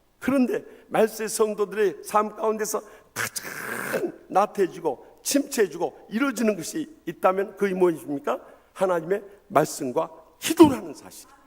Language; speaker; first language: Korean; native; Korean